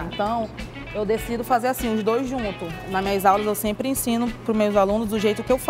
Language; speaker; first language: Portuguese; native; Portuguese